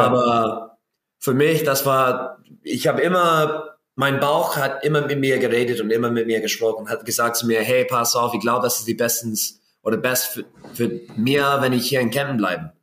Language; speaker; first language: German; non-native, learner; English